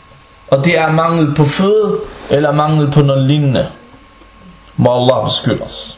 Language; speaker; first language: Danish; non-native, local second language; Arabic